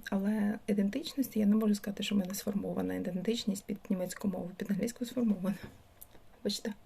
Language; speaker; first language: Ukrainian; non-native, local second language; Russian